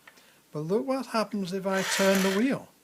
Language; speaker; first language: English; native; English